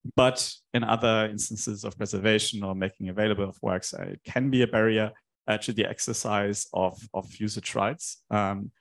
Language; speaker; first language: English; non-native, fluent; German